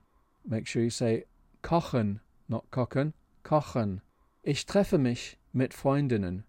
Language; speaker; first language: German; non-native, fluent; English